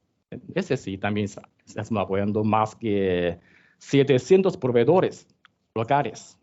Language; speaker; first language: Spanish; non-native, learner; Chinese